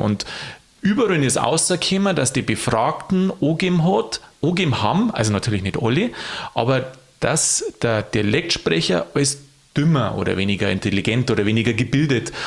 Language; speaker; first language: German; native; German